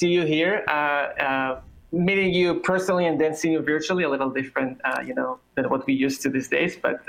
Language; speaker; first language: English; non-native, fluent; Hebrew